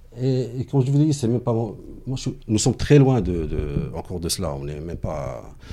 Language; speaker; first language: French; non-native, local second language; Arabic